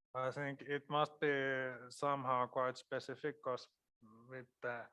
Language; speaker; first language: English; non-native, fluent; Finnish